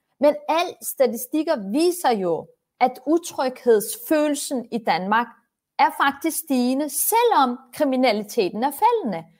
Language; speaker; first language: Danish; early bilingual, other home language; Turkish